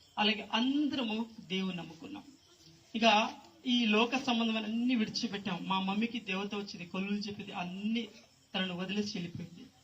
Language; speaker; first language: Telugu; non-native, local second language; Lambadi